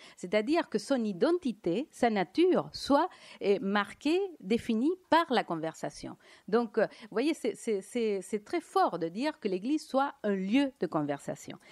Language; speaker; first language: French; non-native, fluent; Spanish